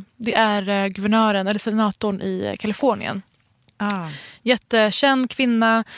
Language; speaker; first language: Swedish; early bilingual, other home language; Persian